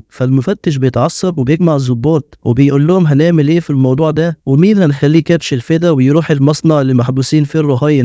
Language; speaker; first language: Arabic; native; Arabic